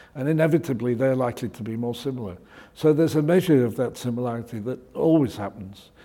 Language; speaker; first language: English; native; English